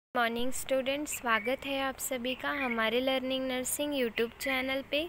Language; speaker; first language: Hindi; non-native, local second language; Marathi